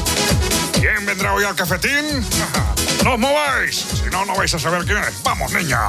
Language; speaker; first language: Spanish; native; Spanish